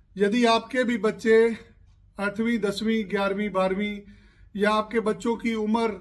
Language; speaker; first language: Hindi; non-native, local second language; Punjabi